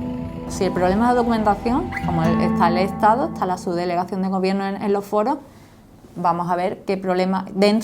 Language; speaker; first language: Spanish; native; Spanish